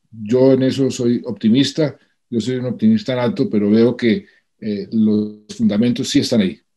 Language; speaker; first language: Spanish; native; Spanish